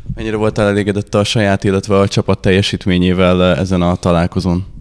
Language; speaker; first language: Hungarian; native; Hungarian